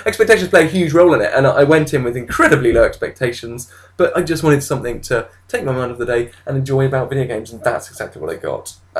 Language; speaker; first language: English; native; English